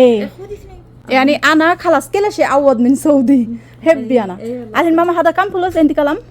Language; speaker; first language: Arabic; non-native, learner; Bangla